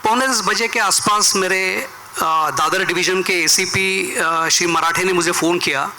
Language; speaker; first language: Hindi; non-native, local second language; Marathi